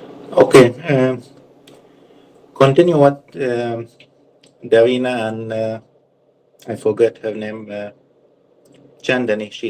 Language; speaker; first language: English; non-native, learner; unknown